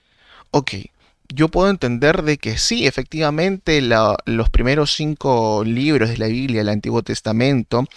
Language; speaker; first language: Spanish; native; Spanish